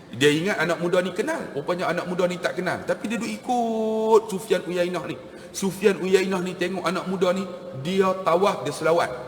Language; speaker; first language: Malay; native; Malay